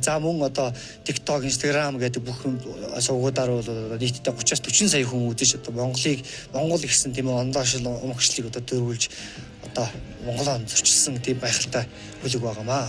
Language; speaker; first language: Mongolian; native; Mongolian